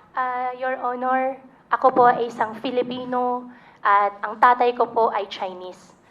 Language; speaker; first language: Filipino; native; Filipino